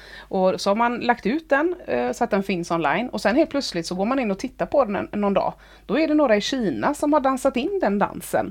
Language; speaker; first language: Swedish; native; Swedish